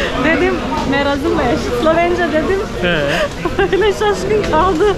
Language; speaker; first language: Turkish; non-native, fluent; Slovenian